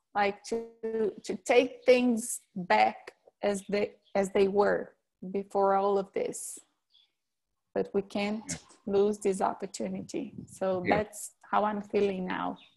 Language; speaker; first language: English; non-native, fluent; Portuguese